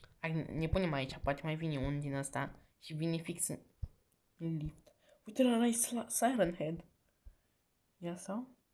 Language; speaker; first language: Romanian; native; Romanian